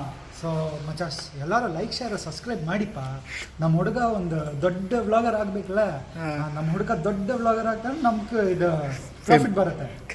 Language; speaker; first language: Kannada; non-native, local second language; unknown